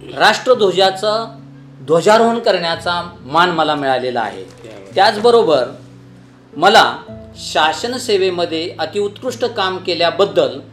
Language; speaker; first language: Marathi; native; Marathi